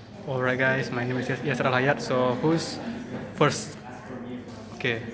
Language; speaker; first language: English; non-native, learner; Indonesian